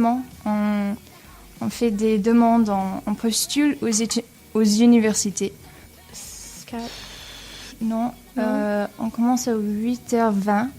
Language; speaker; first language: French; non-native, fluent; English